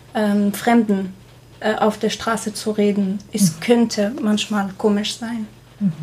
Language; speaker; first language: German; non-native, fluent; Arabic